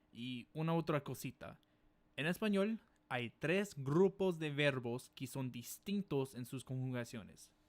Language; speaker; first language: Spanish; non-native, fluent; English